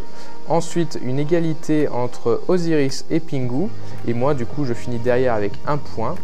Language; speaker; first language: French; native; French